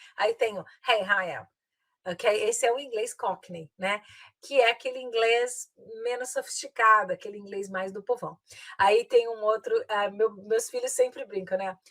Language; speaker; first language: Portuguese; native; Portuguese